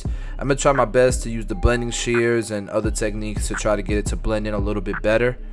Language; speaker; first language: English; native; English